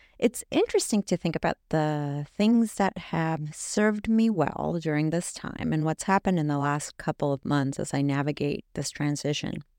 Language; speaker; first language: English; non-native, fluent; Spanish